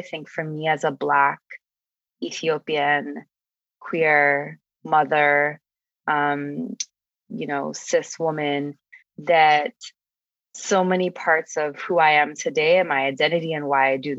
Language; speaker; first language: English; native; English